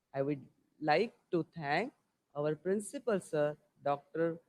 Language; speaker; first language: English; non-native, local second language; Marathi